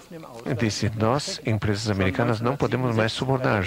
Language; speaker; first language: Portuguese; non-native, fluent; German